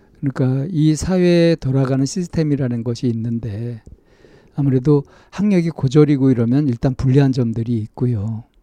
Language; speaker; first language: Korean; native; Korean